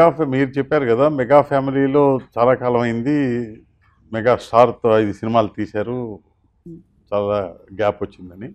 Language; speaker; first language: Telugu; native; Telugu